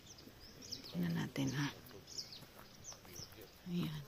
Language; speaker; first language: Filipino; native; Filipino